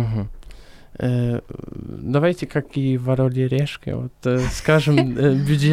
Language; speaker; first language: Russian; non-native, fluent; Arabic